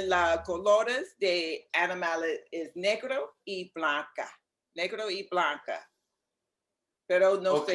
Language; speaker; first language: Spanish; non-native, learner; English